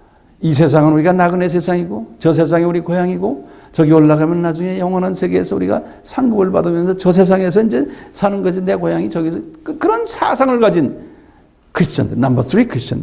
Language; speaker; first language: Korean; native; Korean